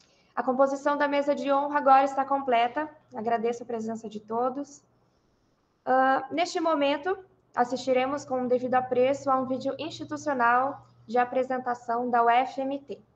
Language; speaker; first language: Portuguese; native; Portuguese